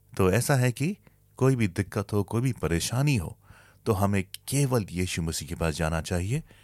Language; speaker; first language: Hindi; native; Hindi